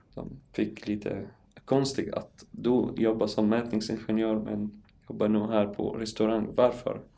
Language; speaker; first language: Swedish; non-native, learner; Arabic